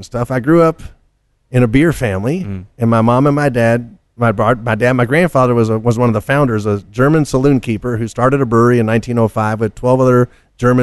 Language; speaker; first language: English; native; English